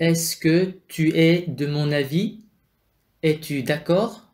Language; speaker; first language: French; non-native, fluent; Vietnamese